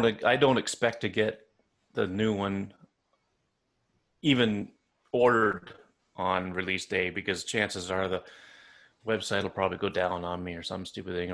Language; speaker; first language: English; native; English